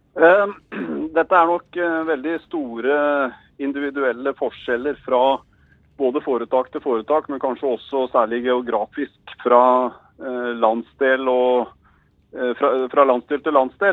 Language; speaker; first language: Norwegian; native; Norwegian